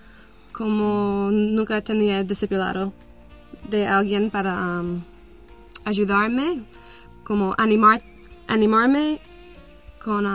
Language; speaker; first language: Spanish; non-native, learner; English